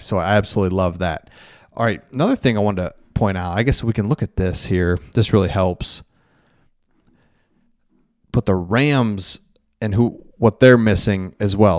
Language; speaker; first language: English; native; English